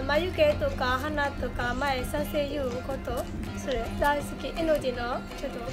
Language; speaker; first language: Japanese; non-native, learner; Burmese